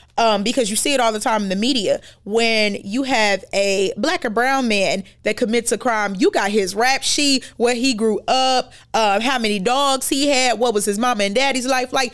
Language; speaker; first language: English; native; English